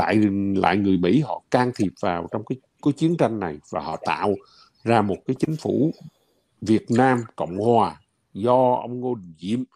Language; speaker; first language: Vietnamese; native; Vietnamese